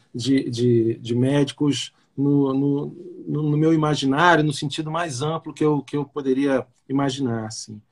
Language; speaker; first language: Portuguese; native; Portuguese